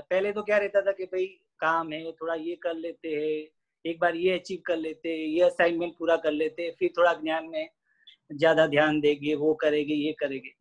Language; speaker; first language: Hindi; non-native, local second language; Gujarati